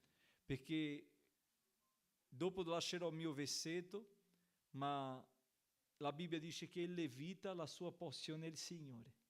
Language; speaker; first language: Italian; non-native, fluent; Portuguese